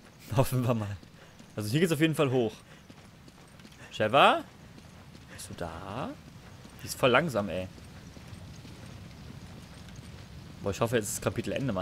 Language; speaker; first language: German; native; German